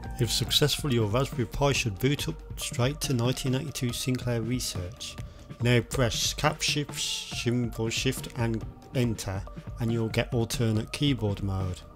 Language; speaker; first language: English; native; English